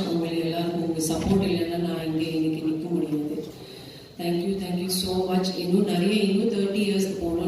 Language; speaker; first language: Tamil; non-native, fluent; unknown